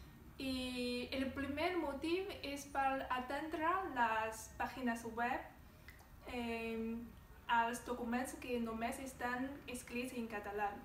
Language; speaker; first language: Catalan; non-native, learner; Chinese